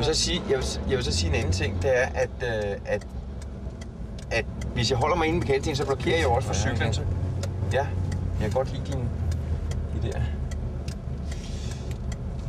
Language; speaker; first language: Danish; native; Danish